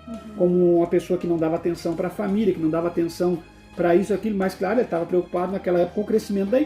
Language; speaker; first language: Portuguese; native; Portuguese